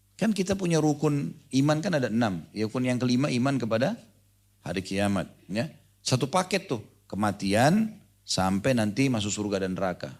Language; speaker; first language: Indonesian; native; Indonesian